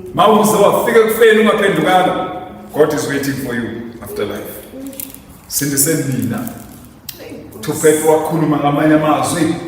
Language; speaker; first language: Zulu; native; Zulu